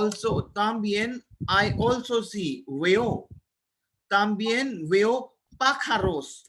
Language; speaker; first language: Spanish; non-native, learner; Hindi